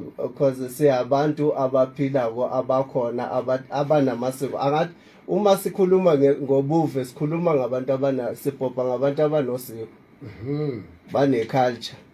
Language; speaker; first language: Zulu; native; Zulu